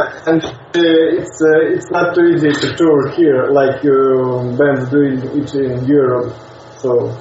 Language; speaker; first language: English; non-native, learner; Russian